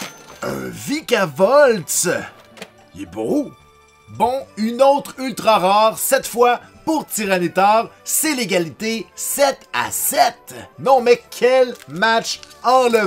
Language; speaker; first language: French; native; French